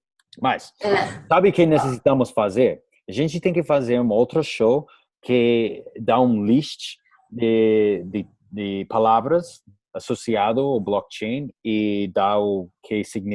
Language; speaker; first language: Portuguese; non-native, learner; English